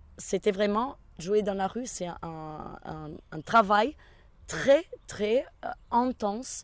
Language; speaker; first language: French; non-native, fluent; Portuguese